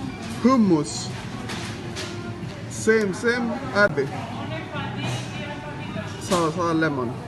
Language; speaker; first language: Arabic; non-native, learner; Greek